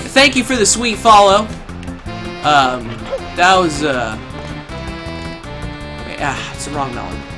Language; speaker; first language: English; native; English